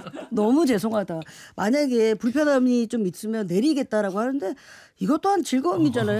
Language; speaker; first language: Korean; native; Korean